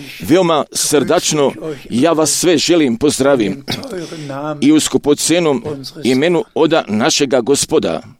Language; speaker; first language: Croatian; non-native, local second language; Romany